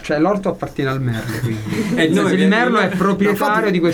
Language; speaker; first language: Italian; native; Italian